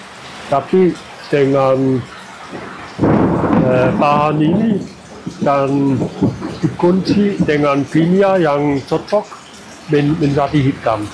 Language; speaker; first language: Indonesian; non-native, fluent; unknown